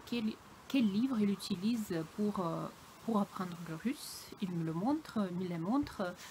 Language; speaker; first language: French; non-native, fluent; Russian